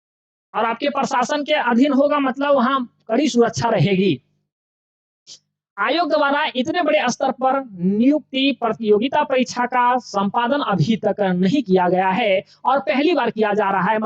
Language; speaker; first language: Hindi; native; Hindi